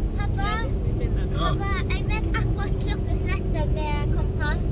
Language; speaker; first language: Norwegian; early bilingual, heritage; Norwegian